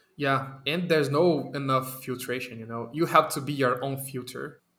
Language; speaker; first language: English; non-native, fluent; Portuguese